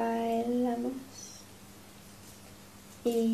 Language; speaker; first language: Spanish; non-native, learner; English